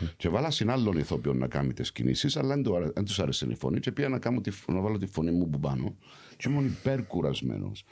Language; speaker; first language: Greek; early bilingual, heritage; Greek